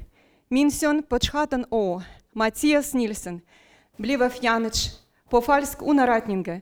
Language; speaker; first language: Danish; non-native, local second language; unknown